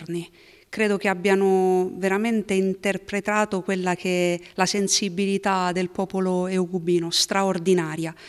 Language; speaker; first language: Italian; native; Italian